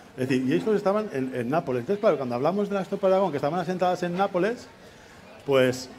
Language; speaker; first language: Spanish; native; Spanish